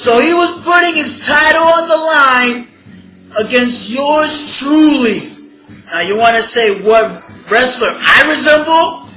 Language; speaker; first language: English; native; English